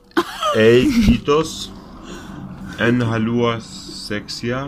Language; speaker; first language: Finnish; non-native, learner; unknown